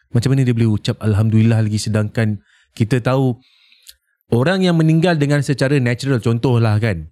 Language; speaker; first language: Malay; native; Malay